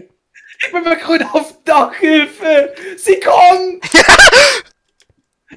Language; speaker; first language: German; native; German